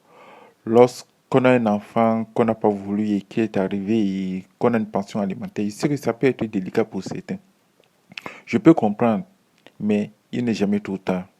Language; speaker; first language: French; native; French